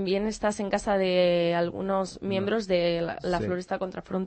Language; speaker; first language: Spanish; non-native, local second language; Catalan